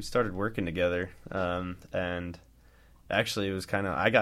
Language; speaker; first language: English; native; English